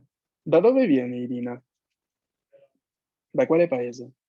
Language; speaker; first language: Italian; non-native, fluent; Spanish